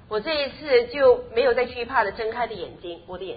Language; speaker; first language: Chinese; native; Chinese